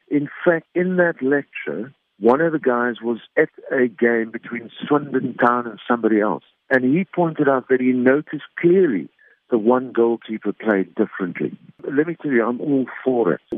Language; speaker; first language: English; native; English